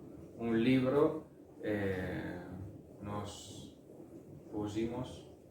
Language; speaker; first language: Spanish; non-native, fluent; Italian